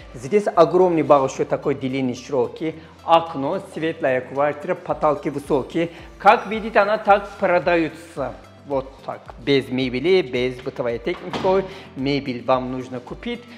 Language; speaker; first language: Russian; non-native, learner; Turkish